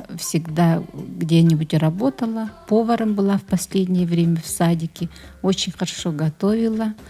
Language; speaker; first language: Russian; non-native, local second language; Yakut